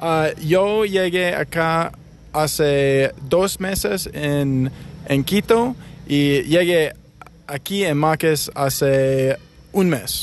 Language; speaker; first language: Spanish; non-native, learner; English